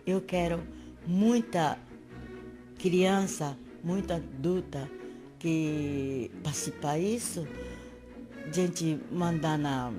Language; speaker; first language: Portuguese; non-native, learner; Japanese